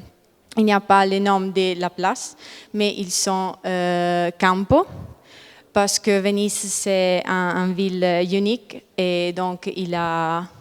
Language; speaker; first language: French; non-native, learner; Italian